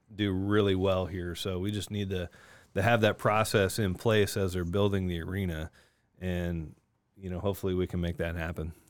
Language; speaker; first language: English; native; English